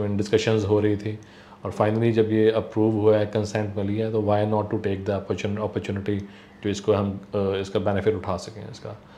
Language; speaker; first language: Hindi; non-native, local second language; Punjabi